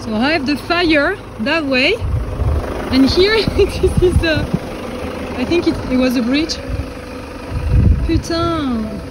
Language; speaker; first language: English; non-native, fluent; French